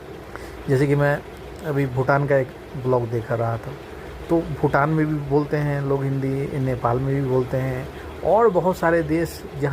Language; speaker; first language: Hindi; non-native, local second language; Bhojpuri